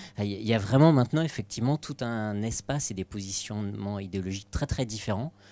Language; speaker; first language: French; native; French